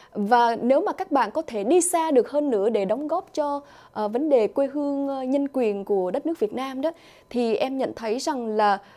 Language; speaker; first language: Vietnamese; early bilingual, other home language; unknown